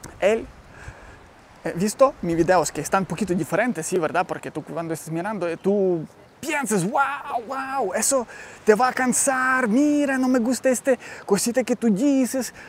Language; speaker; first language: Spanish; non-native, learner; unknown